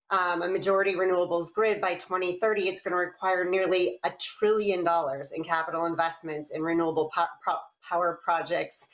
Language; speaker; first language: English; native; English